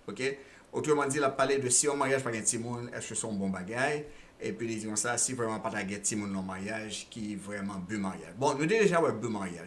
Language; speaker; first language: French; non-native, local second language; Haitian Creole